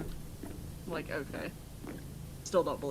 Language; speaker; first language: English; native; English